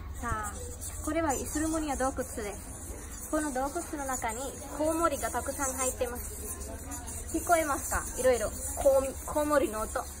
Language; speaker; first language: Japanese; non-native, fluent; Sinhala